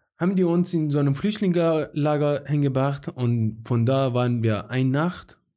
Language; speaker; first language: German; non-native, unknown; Persian